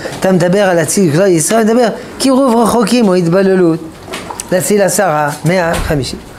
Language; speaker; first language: Hebrew; non-native, fluent; French